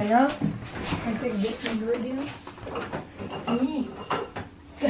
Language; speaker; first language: English; non-native, learner; Italian